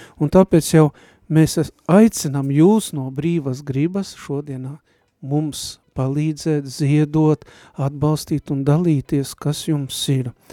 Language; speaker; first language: Latvian; native; Latvian